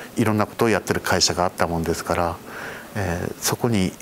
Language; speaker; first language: Japanese; native; Japanese